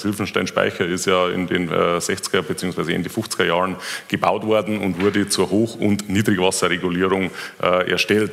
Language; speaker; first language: German; native; German